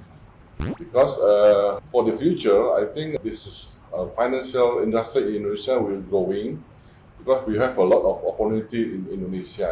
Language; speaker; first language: English; non-native, fluent; Indonesian